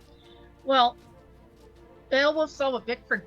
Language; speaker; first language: English; native; English